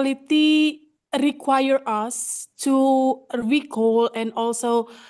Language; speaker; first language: English; non-native, fluent; Indonesian